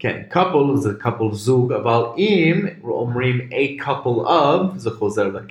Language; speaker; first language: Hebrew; non-native, fluent; English